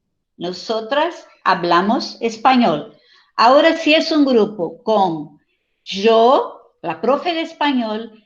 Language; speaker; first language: Spanish; non-native, fluent; Portuguese